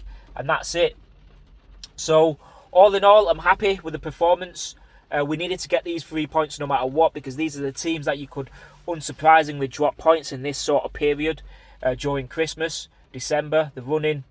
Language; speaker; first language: English; native; English